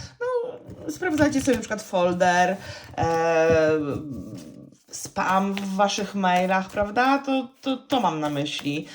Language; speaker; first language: Polish; native; Polish